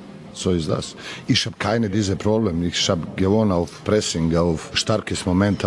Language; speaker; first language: German; non-native, learner; Serbian